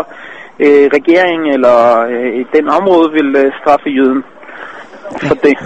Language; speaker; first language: Danish; non-native, fluent; Hebrew